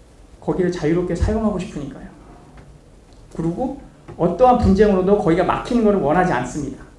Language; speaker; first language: Korean; native; Korean